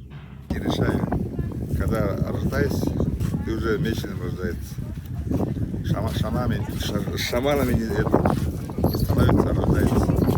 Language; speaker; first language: Russian; non-native, local second language; Tuvinian